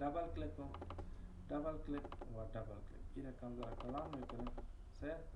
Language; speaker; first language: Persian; non-native, local second language; Pashto